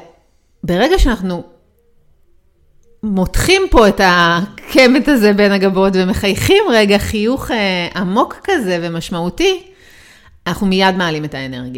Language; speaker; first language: Hebrew; native; Hebrew